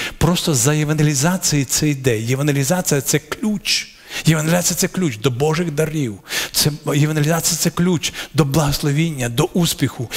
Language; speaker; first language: Ukrainian; non-native, local second language; Russian